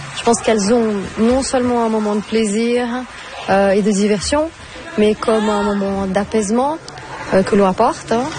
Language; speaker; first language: French; non-native, fluent; Portuguese